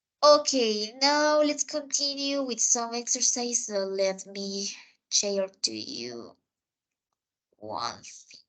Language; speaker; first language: English; non-native, fluent; Spanish